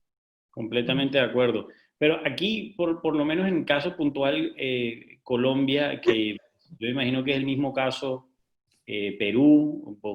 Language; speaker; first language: Spanish; native; Spanish